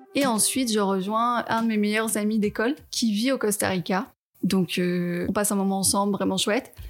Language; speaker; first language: French; native; French